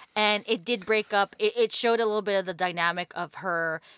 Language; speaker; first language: English; native; English